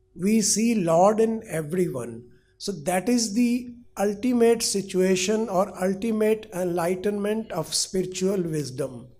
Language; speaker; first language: English; non-native, local second language; Punjabi